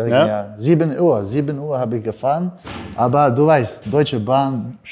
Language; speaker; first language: German; non-native, learner; Bosnian